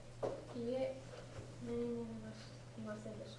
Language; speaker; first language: Japanese; non-native, learner; English